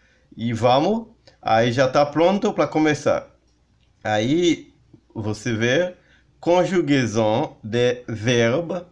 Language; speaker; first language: Portuguese; non-native, learner; Haitian Creole